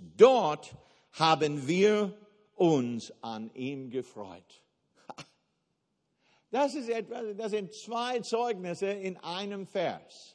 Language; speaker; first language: German; non-native, fluent; English